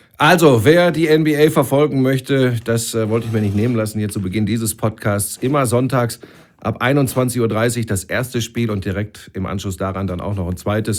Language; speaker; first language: German; native; German